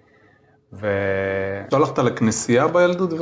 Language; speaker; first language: Hebrew; native; Hebrew